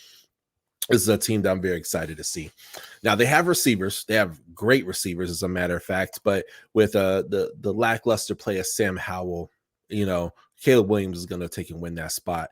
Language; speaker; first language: English; native; English